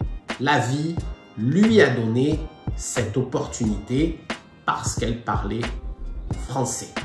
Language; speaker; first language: French; non-native, fluent; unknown